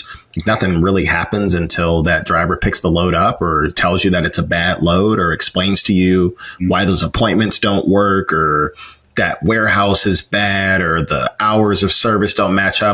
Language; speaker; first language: English; native; English